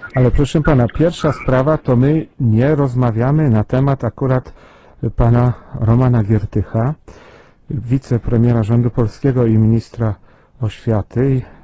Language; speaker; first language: Polish; native; Polish